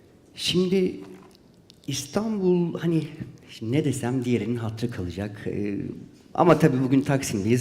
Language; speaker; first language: Turkish; native; Turkish